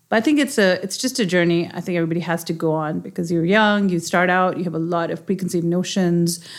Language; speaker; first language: English; non-native, local second language; Urdu